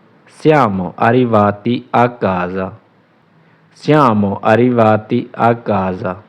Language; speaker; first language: Italian; non-native, fluent; Urdu